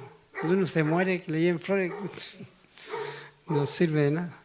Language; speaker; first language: Spanish; native; Spanish